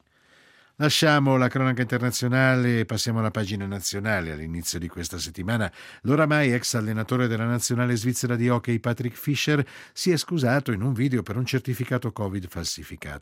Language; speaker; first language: Italian; native; Italian